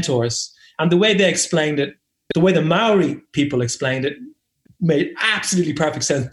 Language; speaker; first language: English; native; English